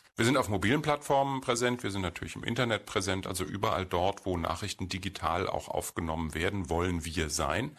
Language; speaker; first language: German; native; German